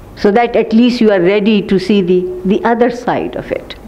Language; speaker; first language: English; non-native, local second language; Urdu